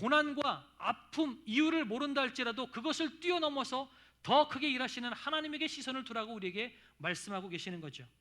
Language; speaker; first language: Korean; native; Korean